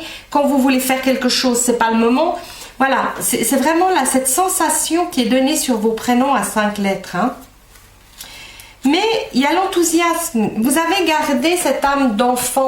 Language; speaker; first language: French; native; French